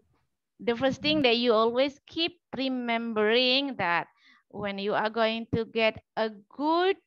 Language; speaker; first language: English; non-native, learner; Indonesian